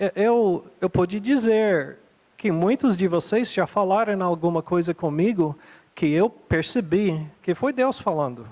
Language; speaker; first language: Portuguese; non-native, fluent; English